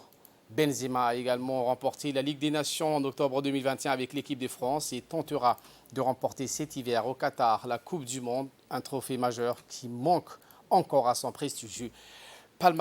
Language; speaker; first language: French; native; French